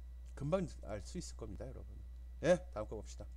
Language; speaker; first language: Korean; native; Korean